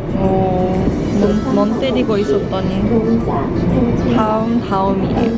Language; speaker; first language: Korean; non-native, fluent; Japanese